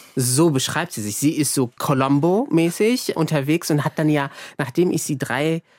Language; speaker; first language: German; early bilingual, other home language; Arabic